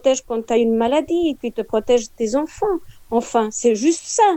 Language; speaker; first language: French; non-native, fluent; Spanish